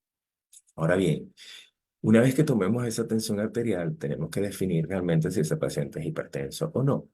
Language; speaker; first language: Spanish; native; Spanish